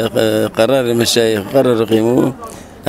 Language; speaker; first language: Arabic; native; Arabic